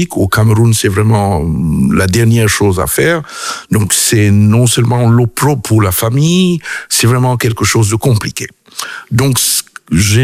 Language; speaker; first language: French; native; French